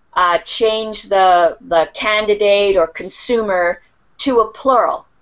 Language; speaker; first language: English; native; English